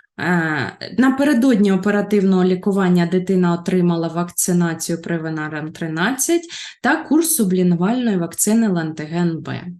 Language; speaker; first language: Ukrainian; native; Ukrainian